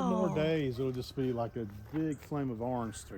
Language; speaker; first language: English; native; English